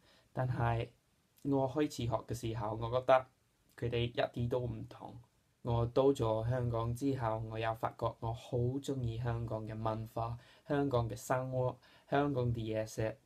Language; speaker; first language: Cantonese; non-native, fluent; English